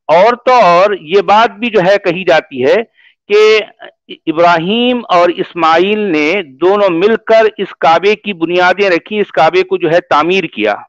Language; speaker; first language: Hindi; native; Hindi